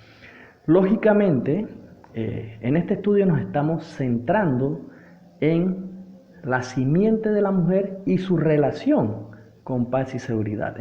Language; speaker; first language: Spanish; native; Spanish